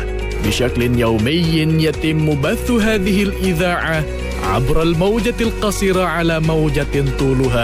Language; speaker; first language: Arabic; non-native, fluent; Indonesian